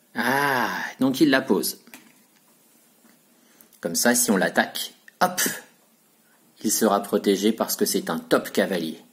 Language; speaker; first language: French; native; French